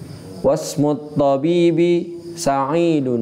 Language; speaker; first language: Arabic; non-native, fluent; Indonesian